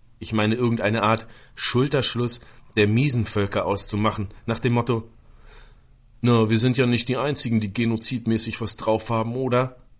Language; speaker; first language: German; native; German